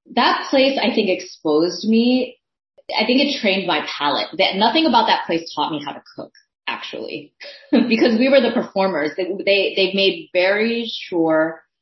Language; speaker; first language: English; early bilingual, other home language; Thai